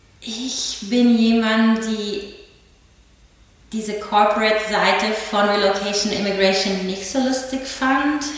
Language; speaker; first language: German; non-native, fluent; English